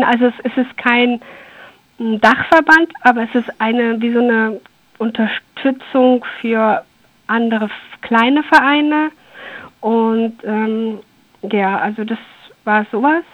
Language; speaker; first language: German; early bilingual, other home language; Persian